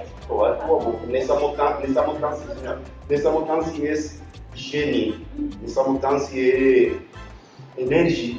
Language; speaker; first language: Bulgarian; non-native, learner; Spanish